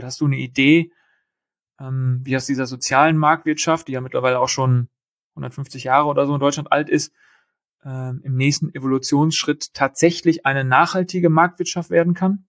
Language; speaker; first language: German; native; German